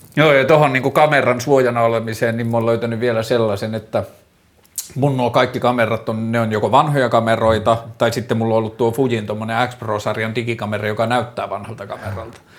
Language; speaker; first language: Finnish; native; Finnish